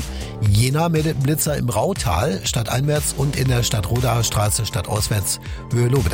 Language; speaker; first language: German; native; German